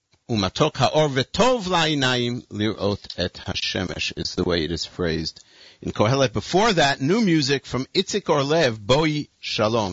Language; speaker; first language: English; native; English